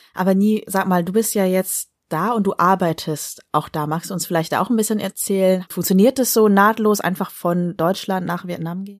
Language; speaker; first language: German; early bilingual, other home language; Vietnamese